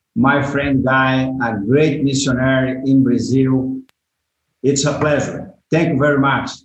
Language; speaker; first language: English; non-native, learner; Portuguese